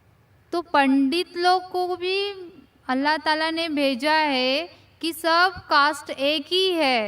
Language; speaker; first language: Hindi; non-native, local second language; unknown